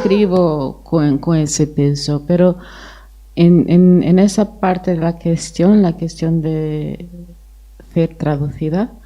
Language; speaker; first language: Spanish; non-native, fluent; Portuguese